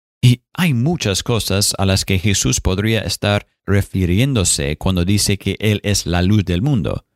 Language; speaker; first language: Spanish; non-native, fluent; English